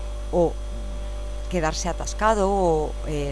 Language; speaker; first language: Spanish; native; Spanish